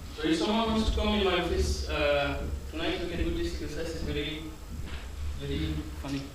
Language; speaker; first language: English; non-native, fluent; French